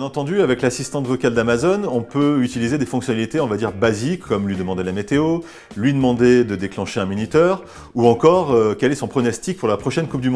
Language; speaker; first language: French; native; French